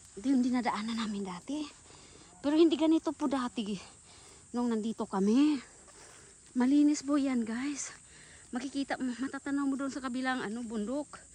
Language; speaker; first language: Filipino; non-native, local second language; Aklanon